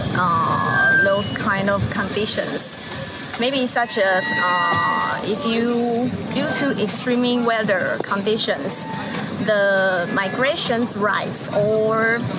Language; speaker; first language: English; non-native, learner; Chinese